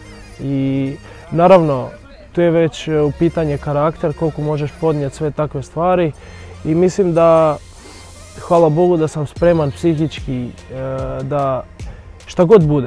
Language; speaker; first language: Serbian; non-native, fluent; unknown